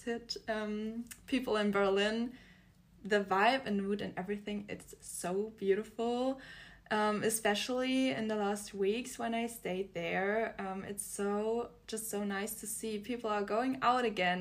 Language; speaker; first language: English; non-native, fluent; German